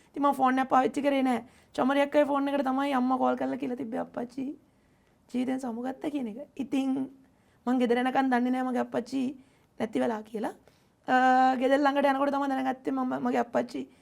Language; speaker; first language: Sinhala; native; Sinhala